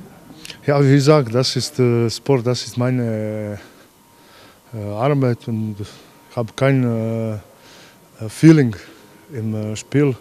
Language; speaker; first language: German; non-native, learner; Croatian